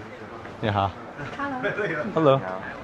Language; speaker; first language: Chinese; non-native, learner; English